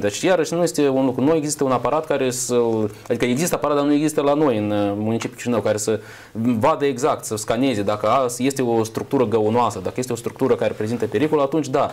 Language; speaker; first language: Romanian; native; Romanian